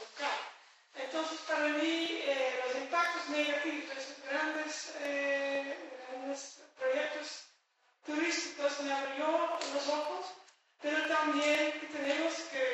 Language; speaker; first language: Spanish; non-native, fluent; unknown